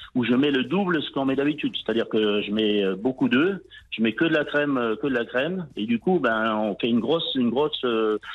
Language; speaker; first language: French; native; French